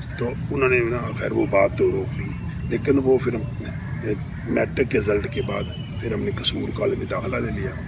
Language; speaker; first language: Urdu; non-native, local second language; Punjabi